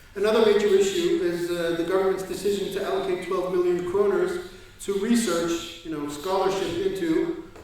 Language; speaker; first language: English; non-native, fluent; Danish